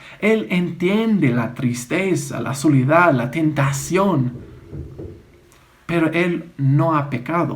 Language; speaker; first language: Spanish; non-native, fluent; English